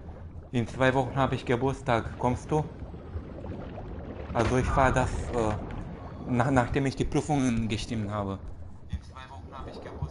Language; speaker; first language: German; non-native, fluent; Romanian